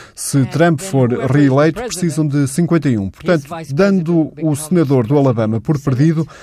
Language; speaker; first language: Portuguese; non-native, fluent; English